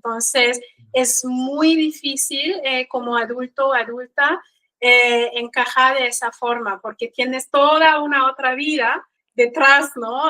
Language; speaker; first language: Spanish; non-native, fluent; Kikuyu